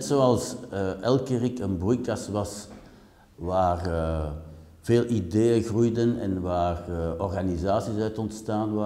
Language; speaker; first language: Dutch; native; Dutch